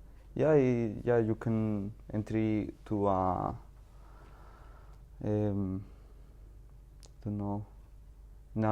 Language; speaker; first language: English; non-native, learner; Spanish